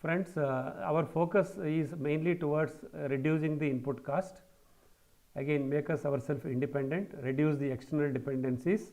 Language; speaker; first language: English; non-native, local second language; Kannada